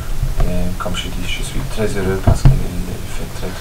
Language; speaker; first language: French; non-native, fluent; German